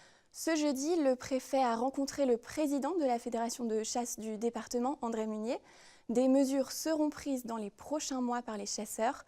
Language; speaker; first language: French; native; French